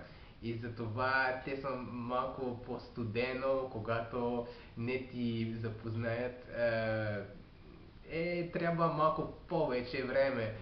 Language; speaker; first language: Bulgarian; non-native, learner; French